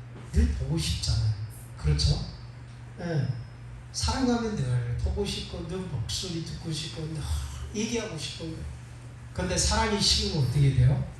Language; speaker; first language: Korean; native; Korean